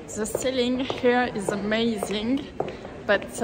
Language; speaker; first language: English; non-native, fluent; French